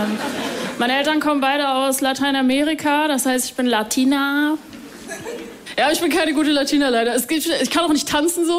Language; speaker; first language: German; early bilingual, other home language; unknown